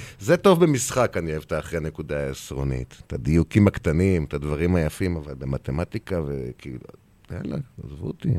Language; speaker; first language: Hebrew; native; Hebrew